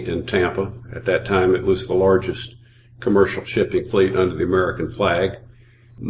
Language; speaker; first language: English; native; English